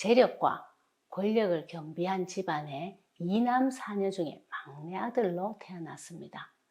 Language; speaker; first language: Korean; native; Korean